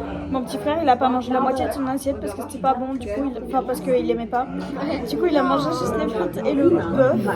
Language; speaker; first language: French; native; French